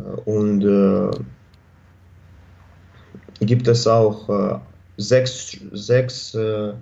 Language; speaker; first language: German; non-native, learner; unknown